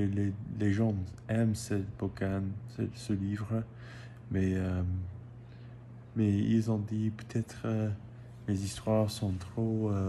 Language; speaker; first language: French; non-native, learner; English